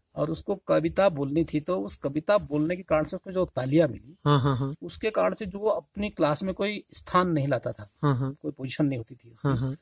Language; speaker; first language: Hindi; native; Hindi